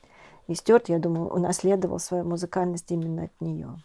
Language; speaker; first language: Russian; native; Russian